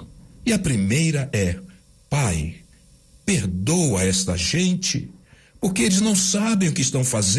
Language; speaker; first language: Portuguese; native; Portuguese